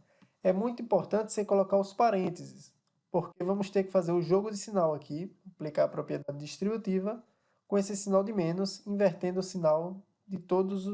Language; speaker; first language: Portuguese; native; Portuguese